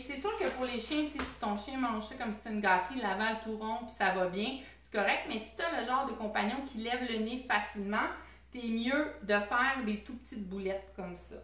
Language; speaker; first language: French; native; French